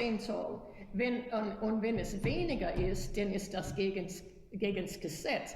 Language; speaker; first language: German; early bilingual, heritage; German